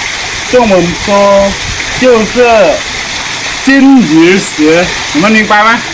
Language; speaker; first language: Chinese; non-native, learner; Lao